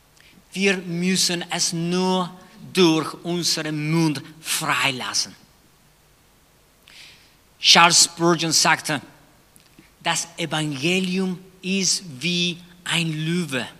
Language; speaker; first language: German; non-native, fluent; Spanish